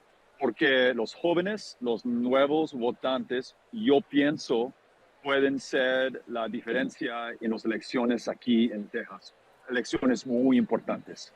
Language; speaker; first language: Spanish; non-native, fluent; English